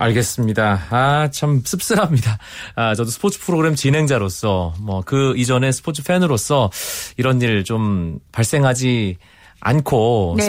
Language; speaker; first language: Korean; native; Korean